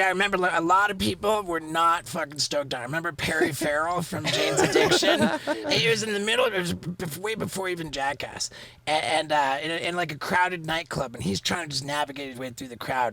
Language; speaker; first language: English; native; English